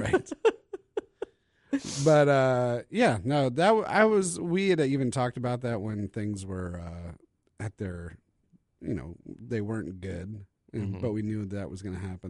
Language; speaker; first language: English; native; English